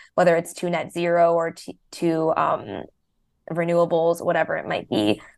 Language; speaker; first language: English; early bilingual, other home language; Hindi